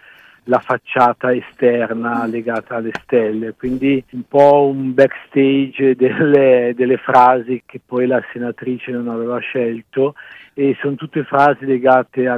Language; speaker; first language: Italian; native; Italian